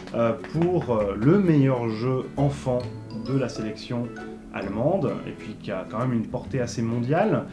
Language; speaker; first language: French; native; French